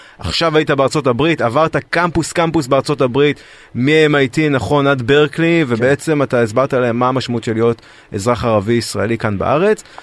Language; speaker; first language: Hebrew; native; Hebrew